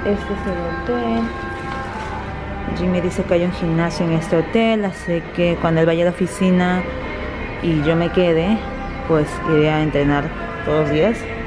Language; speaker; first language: Spanish; native; Spanish